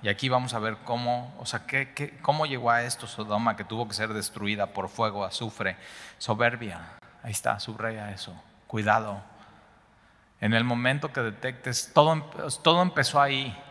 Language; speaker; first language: Spanish; native; Spanish